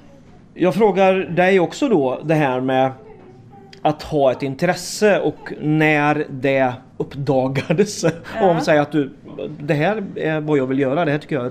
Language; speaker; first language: Swedish; native; Swedish